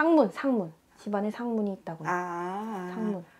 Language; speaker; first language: Korean; native; Korean